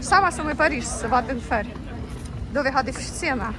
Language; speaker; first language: Swedish; non-native, learner; Russian